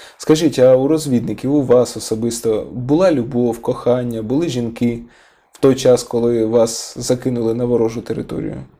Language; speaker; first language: Ukrainian; non-native, local second language; Russian